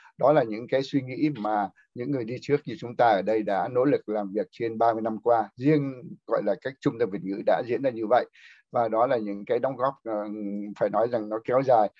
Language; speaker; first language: Vietnamese; native; Vietnamese